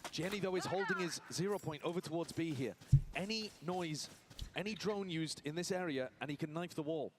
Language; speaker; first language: English; native; English